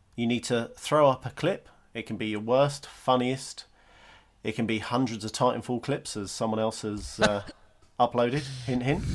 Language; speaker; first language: English; native; English